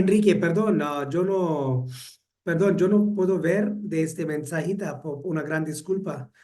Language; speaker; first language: Spanish; non-native, learner; Hindi